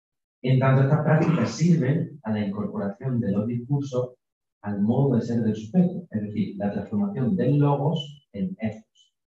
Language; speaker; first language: Spanish; native; Spanish